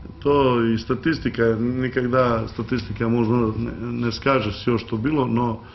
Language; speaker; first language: Russian; non-native, learner; Serbian